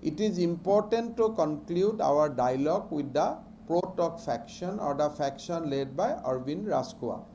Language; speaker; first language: English; non-native, local second language; Assamese